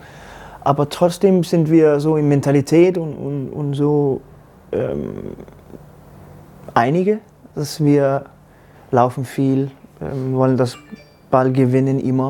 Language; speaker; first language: German; non-native, learner; Danish